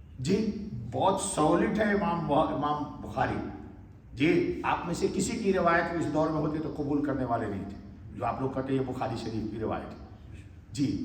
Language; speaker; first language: Urdu; native; Urdu